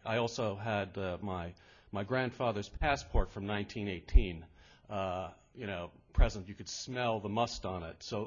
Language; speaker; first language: English; native; English